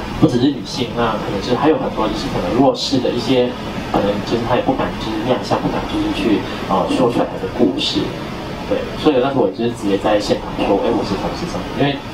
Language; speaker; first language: Chinese; native; Chinese